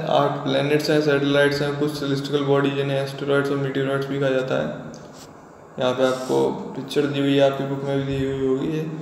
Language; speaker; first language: Hindi; native; Hindi